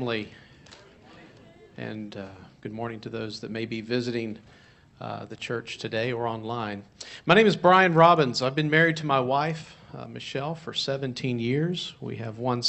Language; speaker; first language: English; native; English